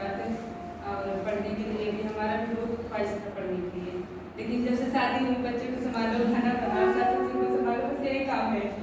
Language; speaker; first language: Hindi; non-native, local second language; Marathi